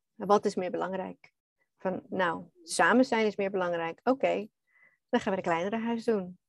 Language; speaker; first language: Dutch; non-native, fluent; English